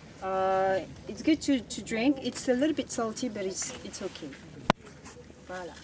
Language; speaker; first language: English; non-native, learner; French